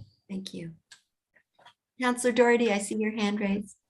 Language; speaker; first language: English; native; English